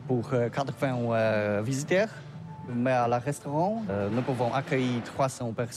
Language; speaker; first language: French; non-native, learner; Polish